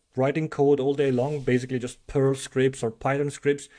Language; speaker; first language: English; non-native, fluent; French